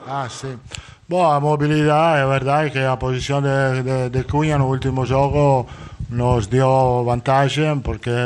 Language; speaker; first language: Portuguese; non-native, fluent; Italian